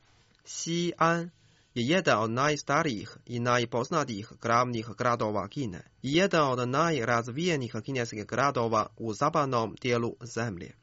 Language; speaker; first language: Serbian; non-native, fluent; Chinese